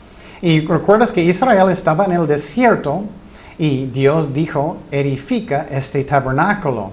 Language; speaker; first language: Spanish; non-native, fluent; English